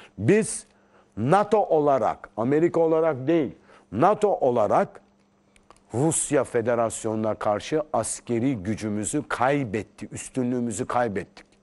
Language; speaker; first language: Turkish; native; Turkish